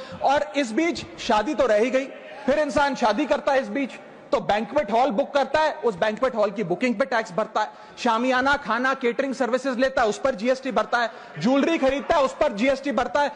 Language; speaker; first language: Hindi; native; Hindi